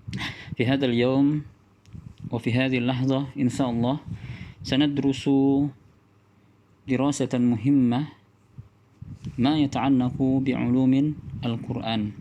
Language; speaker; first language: Arabic; non-native, fluent; Indonesian